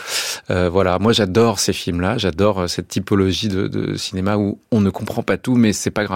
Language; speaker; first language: French; native; French